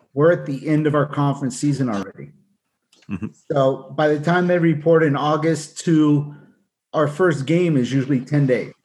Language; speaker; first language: English; native; English